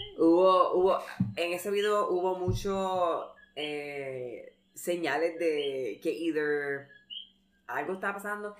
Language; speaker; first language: Spanish; early bilingual, heritage; Spanish